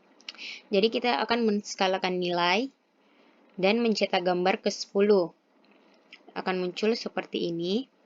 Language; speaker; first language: Indonesian; native; Indonesian